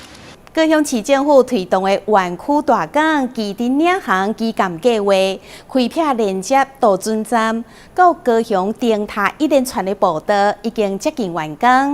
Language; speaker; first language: Chinese; native; Chinese